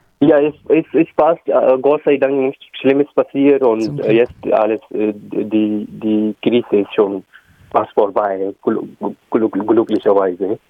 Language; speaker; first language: German; non-native, learner; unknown